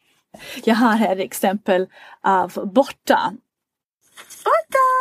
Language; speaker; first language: Swedish; non-native, fluent; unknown